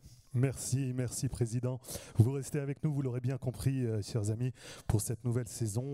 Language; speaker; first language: French; native; French